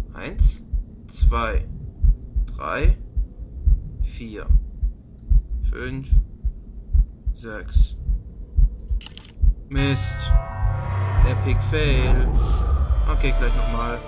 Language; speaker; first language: German; native; German